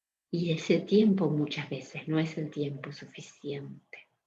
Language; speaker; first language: Spanish; native; Spanish